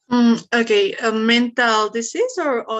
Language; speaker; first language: English; non-native, learner; Spanish